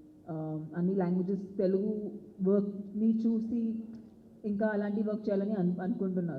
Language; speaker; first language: Telugu; non-native, fluent; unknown